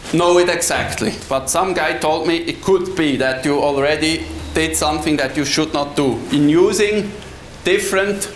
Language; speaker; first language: English; non-native, fluent; Swiss German